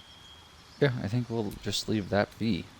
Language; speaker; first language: English; native; English